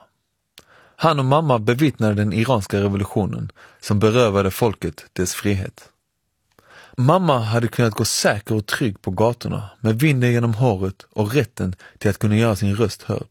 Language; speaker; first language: Swedish; early bilingual, other home language; Persian